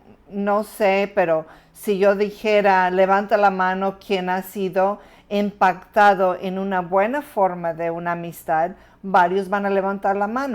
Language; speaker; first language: Spanish; non-native, fluent; English